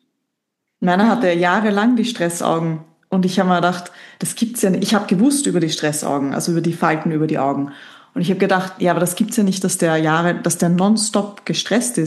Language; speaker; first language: German; native; German